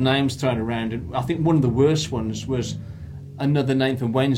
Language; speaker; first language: English; native; English